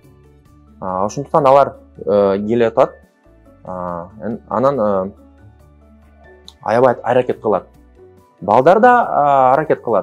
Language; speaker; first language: Kyrgyz; non-native, local second language; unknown